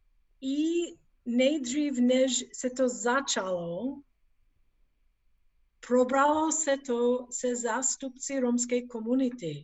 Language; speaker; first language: Czech; non-native, fluent; English